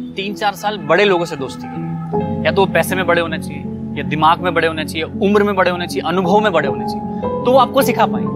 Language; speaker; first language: Hindi; native; Hindi